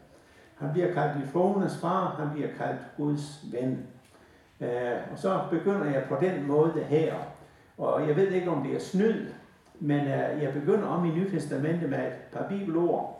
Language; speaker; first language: Danish; native; Danish